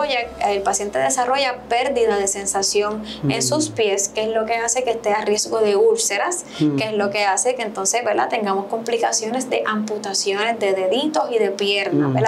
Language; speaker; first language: Spanish; native; Spanish